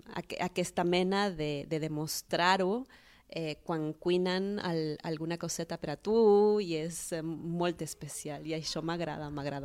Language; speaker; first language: Catalan; non-native, fluent; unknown